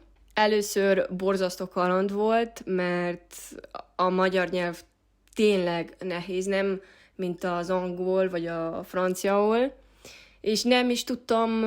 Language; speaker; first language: Hungarian; non-native, learner; Spanish